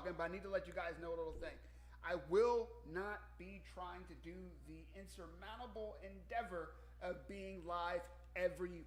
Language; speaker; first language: English; native; English